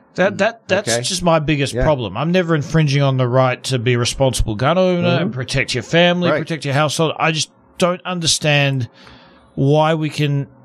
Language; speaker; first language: English; native; English